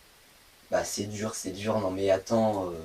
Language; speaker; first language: French; native; French